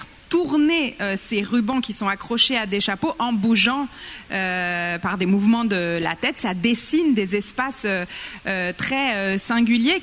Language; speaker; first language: French; native; French